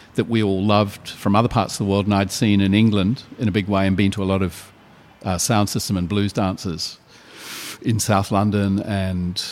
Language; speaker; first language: English; native; English